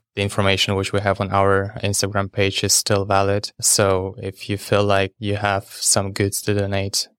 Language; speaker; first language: English; non-native, fluent; Ukrainian